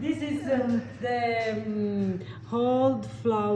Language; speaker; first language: English; non-native, learner; Italian